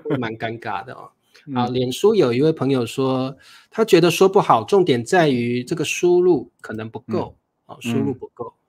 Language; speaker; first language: Chinese; native; Chinese